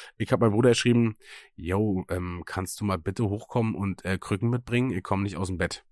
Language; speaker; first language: German; native; German